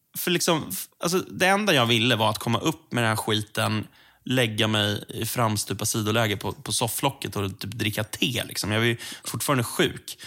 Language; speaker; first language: Swedish; native; Swedish